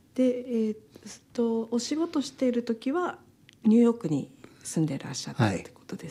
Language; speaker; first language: Japanese; native; Japanese